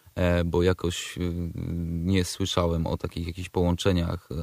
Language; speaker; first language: Polish; native; Polish